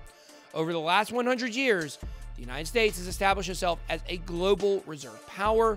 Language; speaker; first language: English; native; English